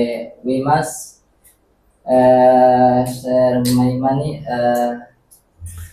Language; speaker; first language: English; non-native, learner; Indonesian